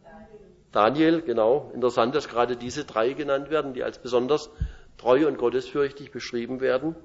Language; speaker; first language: German; native; German